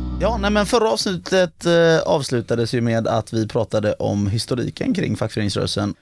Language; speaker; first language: Swedish; native; Swedish